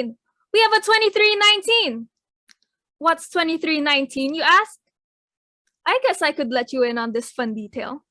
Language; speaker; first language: English; non-native, local second language; Filipino